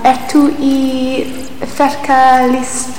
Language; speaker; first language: Icelandic; non-native, learner; English